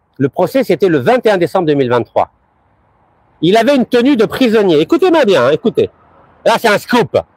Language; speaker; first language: French; early bilingual, other home language; Arabic